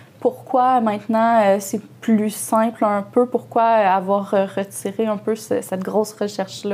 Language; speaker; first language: French; native; French